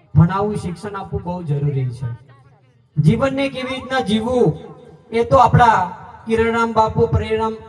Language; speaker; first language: Gujarati; non-native, local second language; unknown